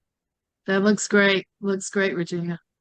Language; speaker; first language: English; native; English